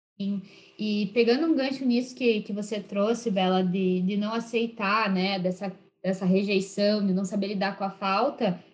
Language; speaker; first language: Portuguese; native; Portuguese